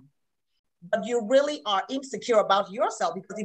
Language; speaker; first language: English; non-native, local second language; Igbo